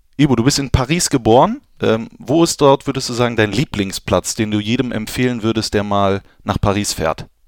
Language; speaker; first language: German; native; German